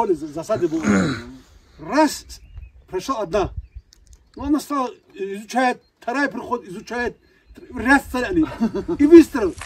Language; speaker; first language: Russian; non-native, local second language; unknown